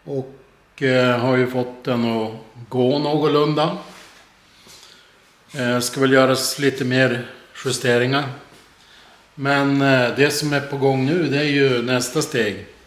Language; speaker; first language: Swedish; native; Swedish